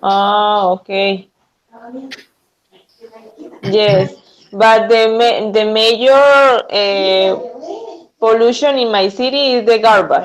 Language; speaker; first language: English; non-native, learner; Spanish